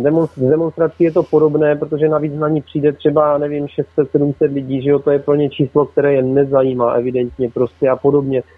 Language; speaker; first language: Czech; native; Czech